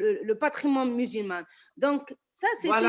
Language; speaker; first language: French; non-native, local second language; Arabic